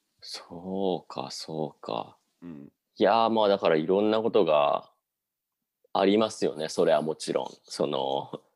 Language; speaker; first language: Japanese; native; Japanese